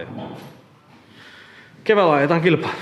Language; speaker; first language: Finnish; native; Finnish